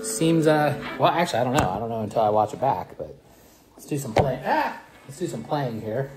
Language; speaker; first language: English; native; English